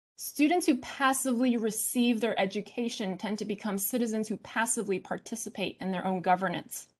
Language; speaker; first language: English; early bilingual, other home language; Chinese